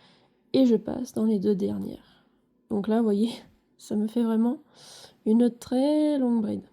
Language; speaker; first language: French; native; French